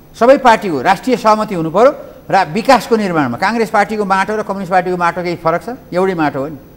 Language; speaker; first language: Nepali; native; Nepali